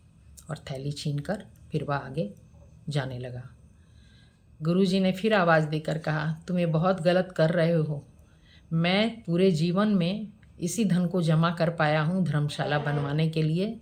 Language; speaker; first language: Hindi; native; Hindi